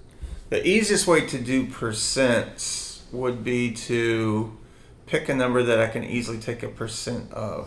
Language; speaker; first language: English; native; English